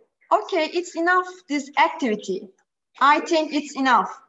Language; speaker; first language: English; non-native, fluent; Turkish